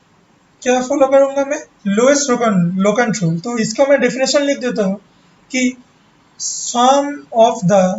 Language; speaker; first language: Hindi; non-native, local second language; Bangla